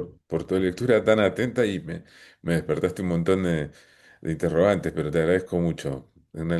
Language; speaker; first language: Spanish; native; Spanish